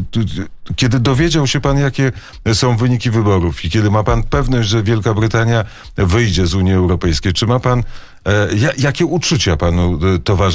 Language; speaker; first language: Polish; native; Polish